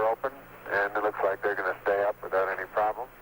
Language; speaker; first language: English; native; English